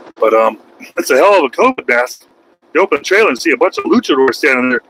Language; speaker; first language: English; native; English